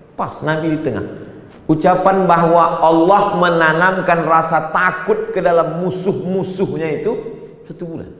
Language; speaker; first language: Indonesian; native; Indonesian